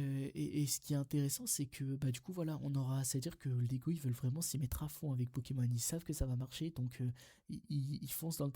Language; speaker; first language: French; native; French